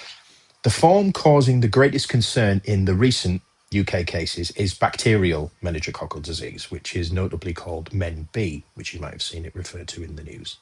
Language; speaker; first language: English; native; English